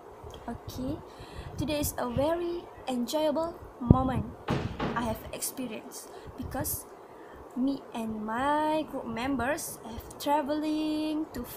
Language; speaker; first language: English; non-native, learner; Malay